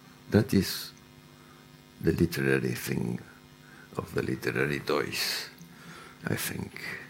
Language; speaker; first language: English; non-native, fluent; Spanish